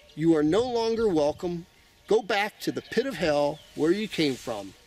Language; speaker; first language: English; native; English